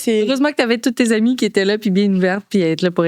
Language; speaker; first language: French; native; French